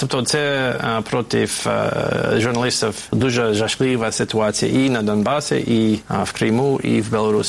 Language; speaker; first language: Ukrainian; non-native, fluent; English